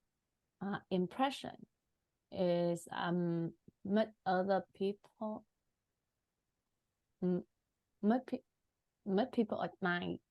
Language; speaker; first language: English; non-native, learner; Vietnamese